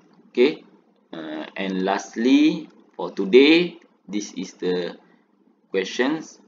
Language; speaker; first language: English; non-native, local second language; Malay